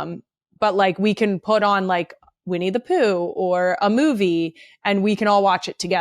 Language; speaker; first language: English; native; English